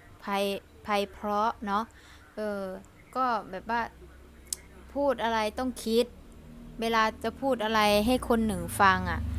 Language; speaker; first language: Thai; early bilingual, other home language; Lao